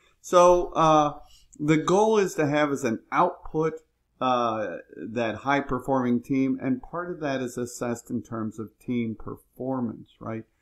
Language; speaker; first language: English; native; English